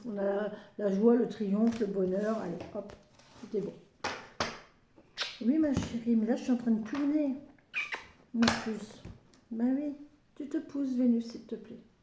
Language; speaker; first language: French; native; French